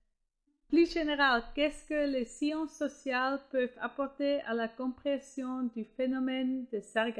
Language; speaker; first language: French; non-native, fluent; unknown